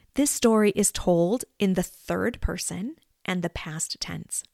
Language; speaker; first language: English; native; English